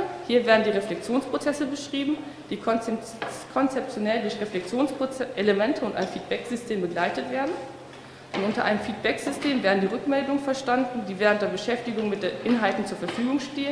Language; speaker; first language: German; native; German